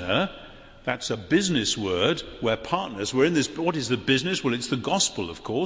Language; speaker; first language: English; native; English